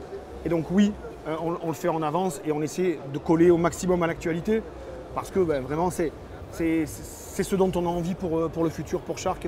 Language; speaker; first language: French; native; French